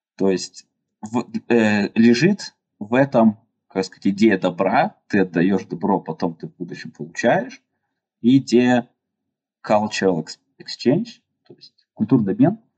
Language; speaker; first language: Russian; native; Russian